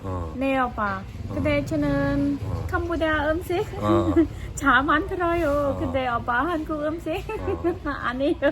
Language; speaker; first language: Korean; non-native, learner; Khmer